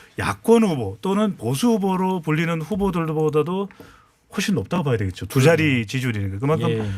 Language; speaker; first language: Korean; native; Korean